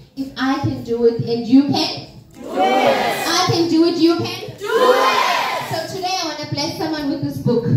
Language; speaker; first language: English; non-native, local second language; Swati